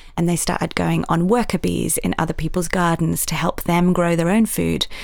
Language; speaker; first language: English; native; English